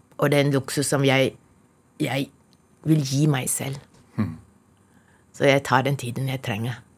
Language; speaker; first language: Norwegian; non-native, fluent; Chinese